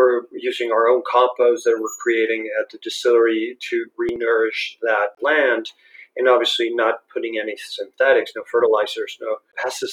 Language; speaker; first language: English; non-native, fluent; Spanish